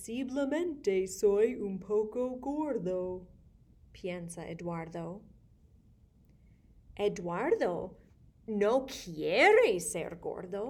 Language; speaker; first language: Spanish; non-native, fluent; English